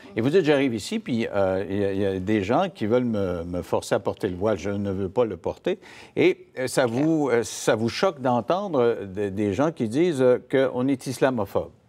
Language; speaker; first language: French; native; French